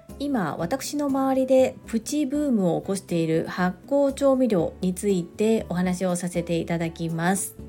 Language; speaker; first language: Japanese; native; Japanese